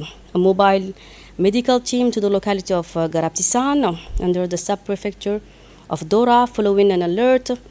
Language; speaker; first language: English; non-native, fluent; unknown